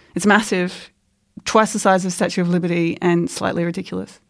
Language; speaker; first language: English; native; English